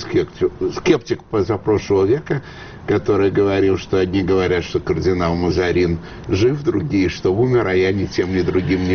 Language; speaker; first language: Russian; native; Russian